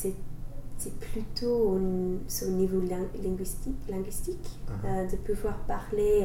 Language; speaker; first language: French; non-native, learner; English